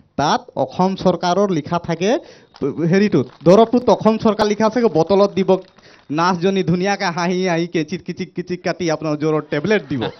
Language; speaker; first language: Assamese; non-native, local second language; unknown